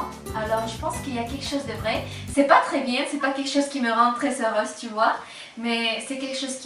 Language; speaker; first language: French; non-native, fluent; Spanish